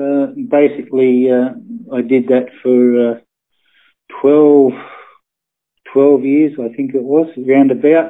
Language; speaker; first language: English; native; English